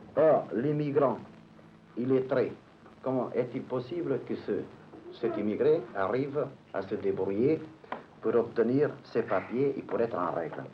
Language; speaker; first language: French; non-native, fluent; Portuguese